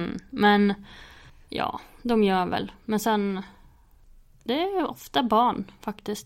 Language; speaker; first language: Swedish; native; Swedish